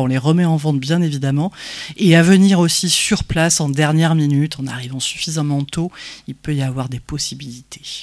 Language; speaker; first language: French; native; French